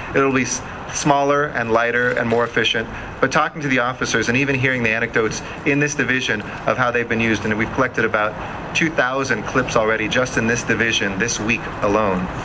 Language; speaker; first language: English; native; English